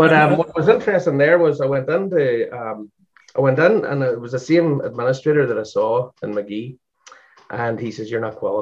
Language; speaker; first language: English; native; English